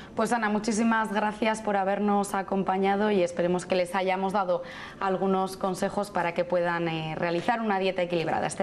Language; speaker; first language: Spanish; native; Spanish